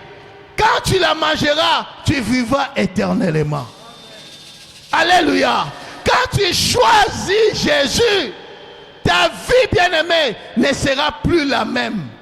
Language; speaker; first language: French; non-native, local second language; Lingala